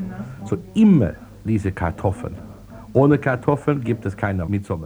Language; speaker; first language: German; non-native, learner; Swedish